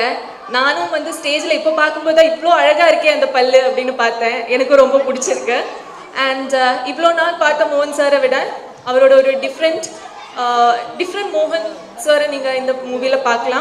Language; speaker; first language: Tamil; non-native, fluent; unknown